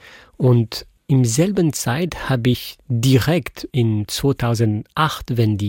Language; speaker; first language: German; non-native, fluent; French